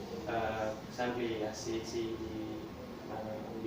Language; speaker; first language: French; non-native, learner; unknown